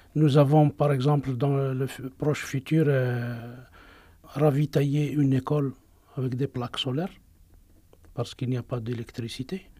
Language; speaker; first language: French; non-native, local second language; Arabic